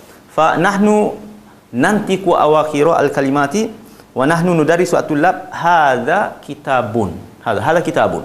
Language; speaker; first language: Arabic; non-native, fluent; Malay